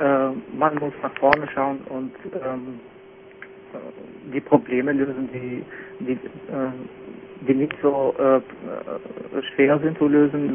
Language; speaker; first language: German; non-native, fluent; Albanian